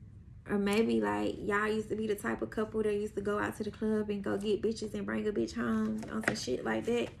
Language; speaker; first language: English; native; English